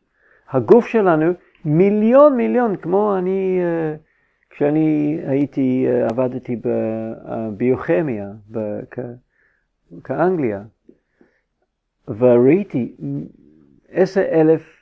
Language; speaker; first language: Hebrew; non-native, fluent; English